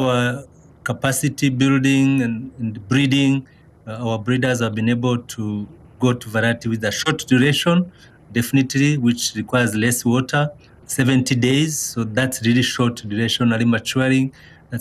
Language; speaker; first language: English; non-native, local second language; Kinyarwanda